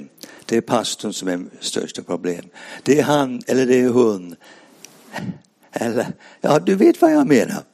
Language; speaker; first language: Swedish; non-native, fluent; English